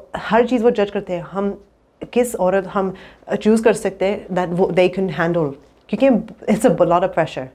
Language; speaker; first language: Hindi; early bilingual, heritage; English